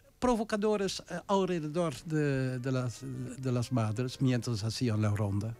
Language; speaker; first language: Spanish; non-native, fluent; Dutch